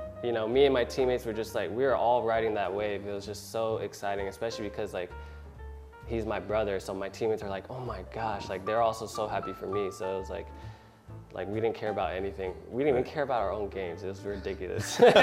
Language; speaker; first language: English; early bilingual, other home language; Chinese